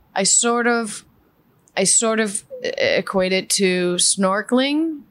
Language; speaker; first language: English; early bilingual, other home language; Spanish